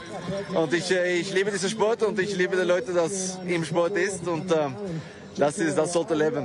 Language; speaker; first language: German; non-native, fluent; Norwegian